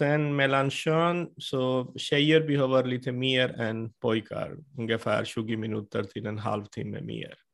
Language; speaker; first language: Swedish; non-native, fluent; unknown